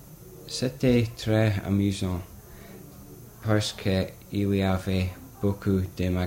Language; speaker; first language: French; non-native, learner; English